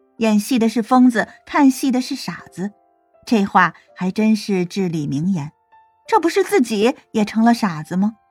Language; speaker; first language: Chinese; native; Chinese